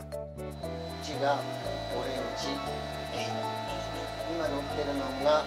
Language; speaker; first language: Japanese; native; Japanese